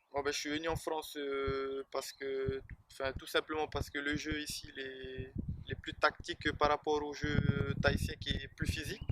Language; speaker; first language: French; native; French